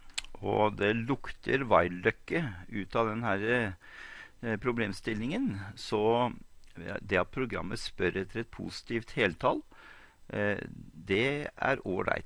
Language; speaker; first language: Norwegian; native; Norwegian